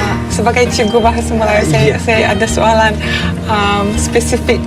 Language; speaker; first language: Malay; non-native, fluent; Russian